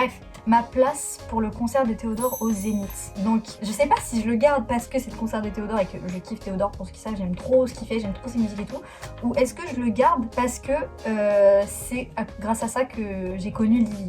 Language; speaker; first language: French; native; French